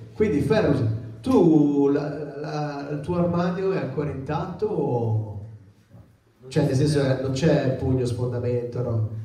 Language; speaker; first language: Italian; native; Italian